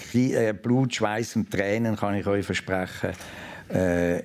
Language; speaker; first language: German; native; German